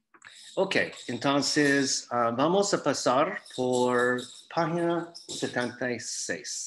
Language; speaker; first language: Spanish; non-native, fluent; English